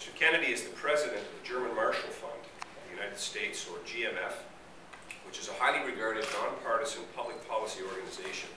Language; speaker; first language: English; native; English